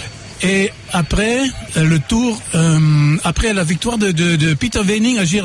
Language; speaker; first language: French; non-native, fluent; Dutch